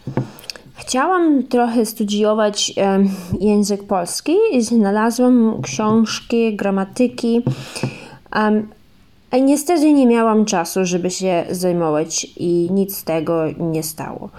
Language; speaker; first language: Polish; early bilingual, heritage; Ukrainian